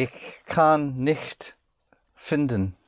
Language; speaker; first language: German; non-native, learner; English